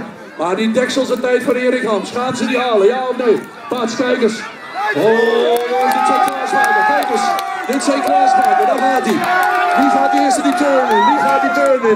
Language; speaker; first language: Dutch; native; Dutch